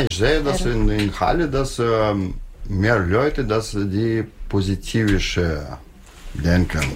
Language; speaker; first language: German; non-native, learner; Russian